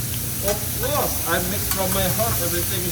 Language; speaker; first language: English; non-native, learner; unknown